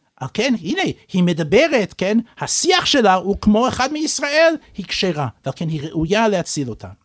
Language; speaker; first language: Hebrew; non-native, fluent; English